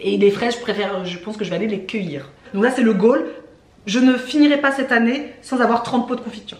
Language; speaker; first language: French; native; French